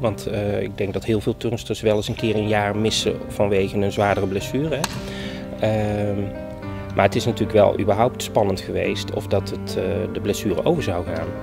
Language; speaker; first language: Dutch; native; Dutch